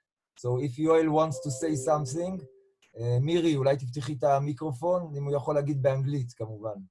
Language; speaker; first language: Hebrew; native; Hebrew